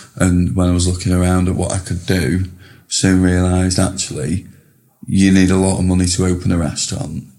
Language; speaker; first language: English; native; English